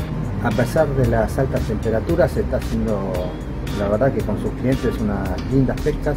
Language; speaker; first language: Spanish; native; Spanish